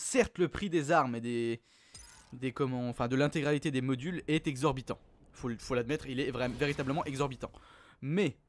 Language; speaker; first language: French; native; French